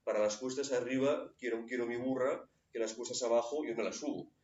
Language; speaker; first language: Spanish; non-native, local second language; Catalan